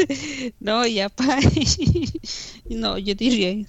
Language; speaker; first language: French; non-native, fluent; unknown